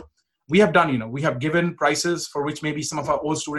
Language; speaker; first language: English; non-native, local second language; Punjabi